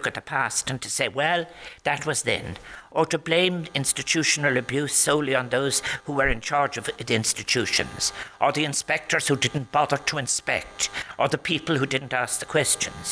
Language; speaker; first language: English; native; English